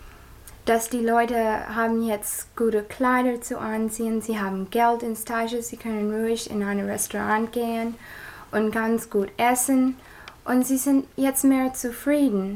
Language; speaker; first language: German; non-native, learner; English